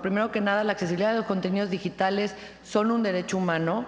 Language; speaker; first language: Spanish; native; Spanish